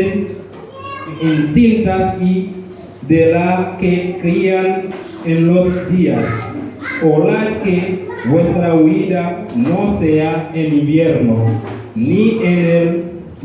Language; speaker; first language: Spanish; non-native, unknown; Haitian Creole